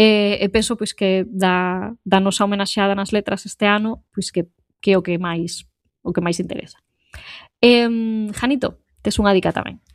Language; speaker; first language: Galician; native; Galician